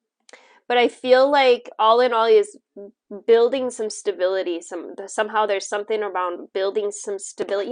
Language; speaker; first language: English; native; English